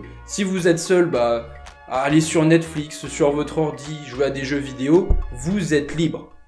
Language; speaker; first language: French; native; French